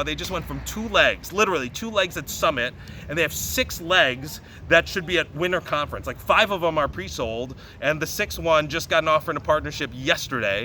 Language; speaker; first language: English; native; English